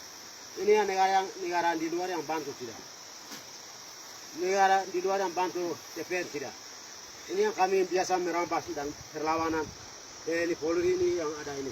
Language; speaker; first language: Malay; non-native, local second language; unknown